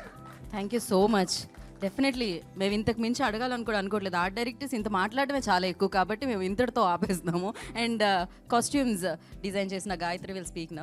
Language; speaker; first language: Telugu; native; Telugu